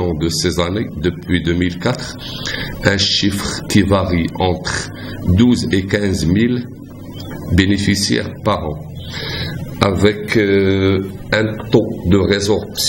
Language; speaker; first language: French; non-native, local second language; Arabic